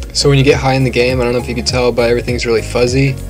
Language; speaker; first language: English; native; English